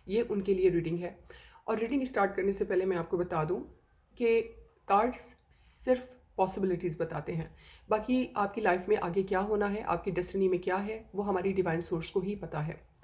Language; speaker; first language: Hindi; native; Hindi